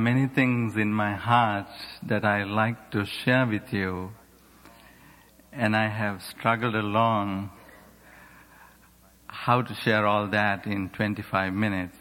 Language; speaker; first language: English; non-native, local second language; Sinhala